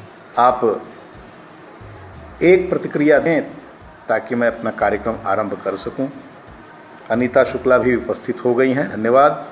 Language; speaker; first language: Hindi; native; Hindi